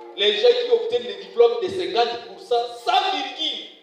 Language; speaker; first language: French; non-native, local second language; Swahili